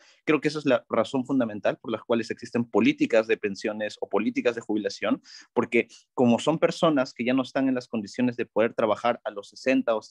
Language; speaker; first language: Spanish; native; Spanish